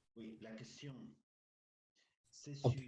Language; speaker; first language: French; non-native, learner; Spanish